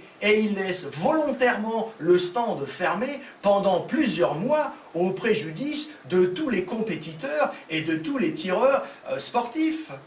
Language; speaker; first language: French; native; French